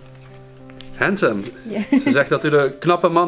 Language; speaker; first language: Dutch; native; Dutch